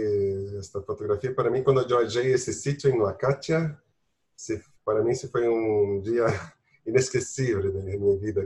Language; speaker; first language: Spanish; non-native, learner; Portuguese